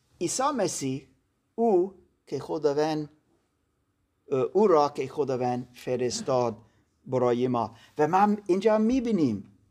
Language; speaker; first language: Persian; non-native, learner; German